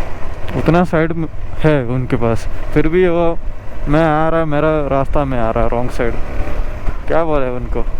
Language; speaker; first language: Hindi; non-native, local second language; Malayalam